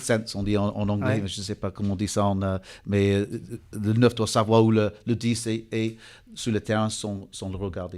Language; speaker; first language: French; non-native, fluent; English